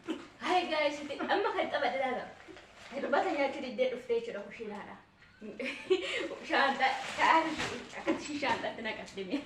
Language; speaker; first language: Arabic; non-native, learner; Oromo